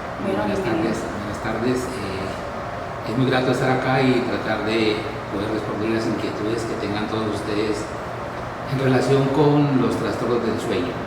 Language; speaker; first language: Spanish; native; Spanish